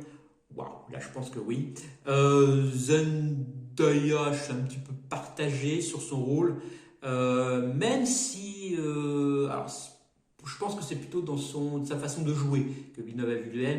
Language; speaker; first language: French; native; French